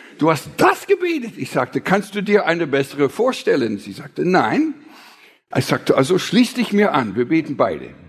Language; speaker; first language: German; non-native, fluent; English